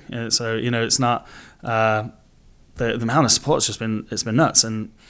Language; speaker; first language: English; native; English